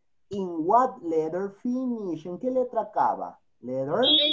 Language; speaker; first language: Spanish; native; Spanish